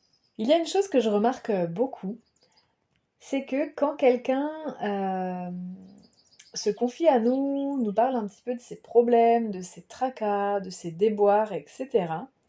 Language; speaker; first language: French; native; French